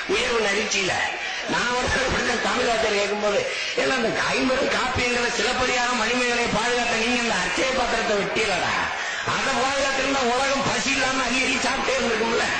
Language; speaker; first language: Tamil; native; Tamil